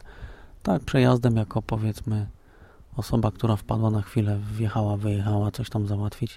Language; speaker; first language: Polish; native; Polish